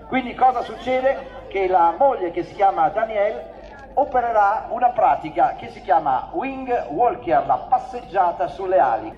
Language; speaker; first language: Italian; native; Italian